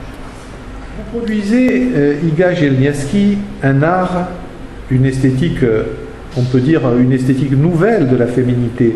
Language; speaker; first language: French; native; French